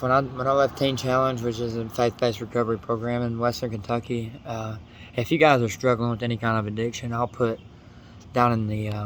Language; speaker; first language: English; native; English